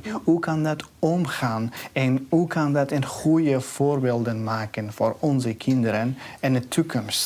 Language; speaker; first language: Dutch; non-native, learner; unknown